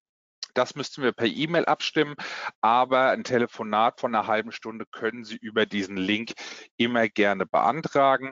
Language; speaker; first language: German; native; German